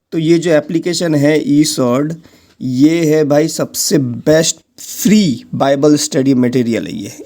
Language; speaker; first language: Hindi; non-native, local second language; Nepali